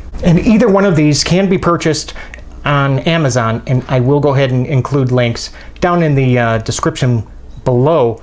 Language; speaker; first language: English; native; English